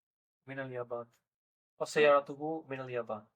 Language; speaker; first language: Arabic; non-native, learner; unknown